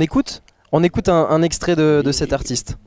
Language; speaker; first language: French; native; French